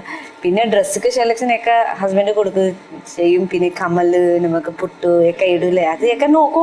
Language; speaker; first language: Malayalam; non-native, learner; Nepali